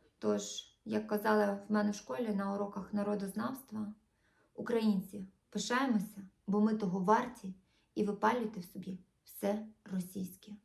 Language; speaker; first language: Ukrainian; non-native, local second language; Russian